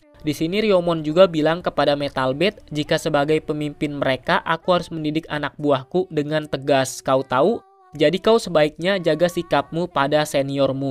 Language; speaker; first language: Indonesian; native; Indonesian